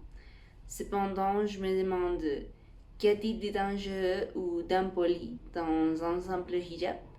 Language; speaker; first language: French; non-native, fluent; Spanish